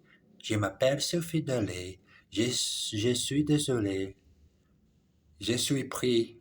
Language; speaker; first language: French; non-native, learner; English